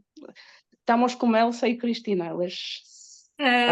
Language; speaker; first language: Portuguese; non-native, learner; Polish